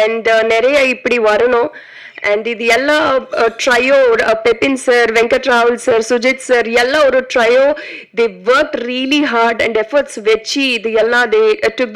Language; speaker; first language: Tamil; non-native, learner; Telugu